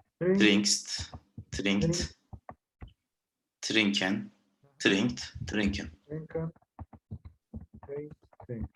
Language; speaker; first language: German; non-native, learner; Turkish